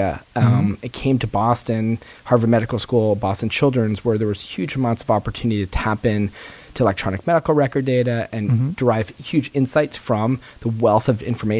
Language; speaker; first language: English; native; English